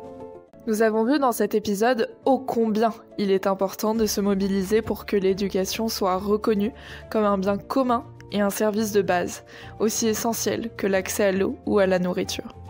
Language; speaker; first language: French; native; French